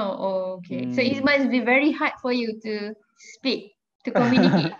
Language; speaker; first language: English; non-native, fluent; Malay